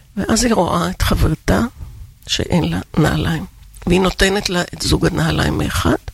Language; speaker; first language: Hebrew; early bilingual, other home language; Yiddish